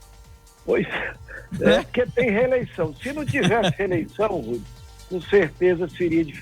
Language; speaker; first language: Portuguese; native; Portuguese